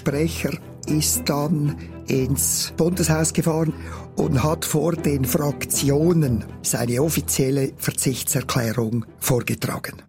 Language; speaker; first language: German; native; German